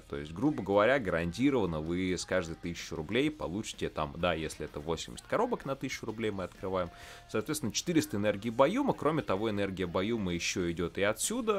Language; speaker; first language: Russian; native; Russian